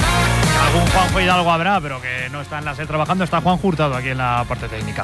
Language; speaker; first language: Spanish; native; Spanish